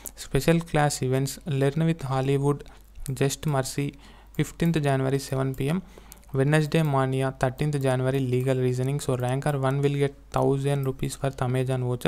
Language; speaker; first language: English; non-native, local second language; Telugu